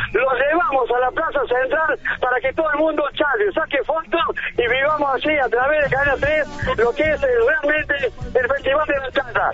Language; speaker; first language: Spanish; native; Spanish